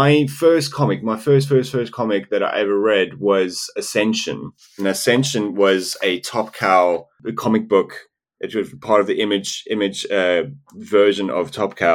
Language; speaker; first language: English; non-native, local second language; Afrikaans